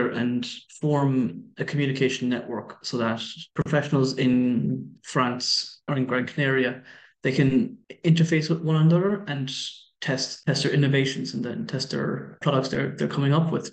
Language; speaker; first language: English; native; English